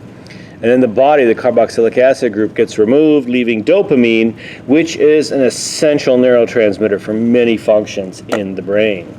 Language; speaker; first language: English; native; English